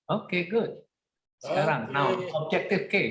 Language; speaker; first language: English; non-native, fluent; Indonesian